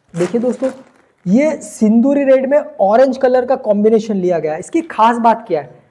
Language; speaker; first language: Hindi; non-native, local second language; Gujarati